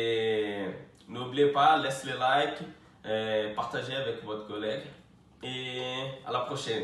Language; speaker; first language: French; non-native, fluent; Portuguese